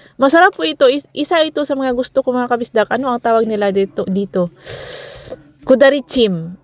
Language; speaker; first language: Filipino; non-native, local second language; Cebuano